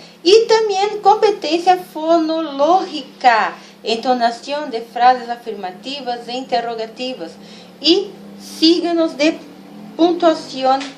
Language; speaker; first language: Spanish; non-native, fluent; Portuguese